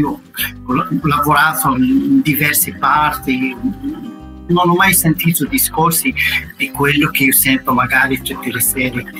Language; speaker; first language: Italian; non-native, fluent; Arabic